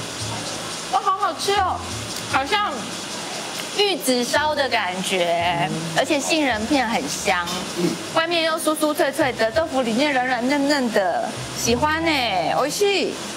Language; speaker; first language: Chinese; native; Chinese